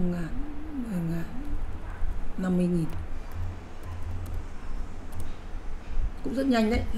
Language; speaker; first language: Vietnamese; native; Vietnamese